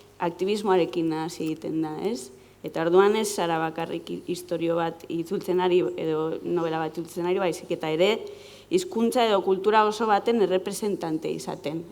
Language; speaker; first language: Basque; non-native, local second language; Spanish